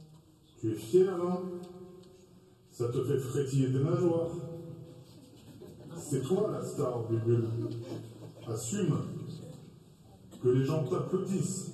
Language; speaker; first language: French; native; French